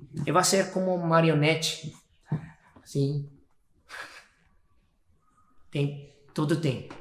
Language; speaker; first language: Portuguese; non-native, fluent; Spanish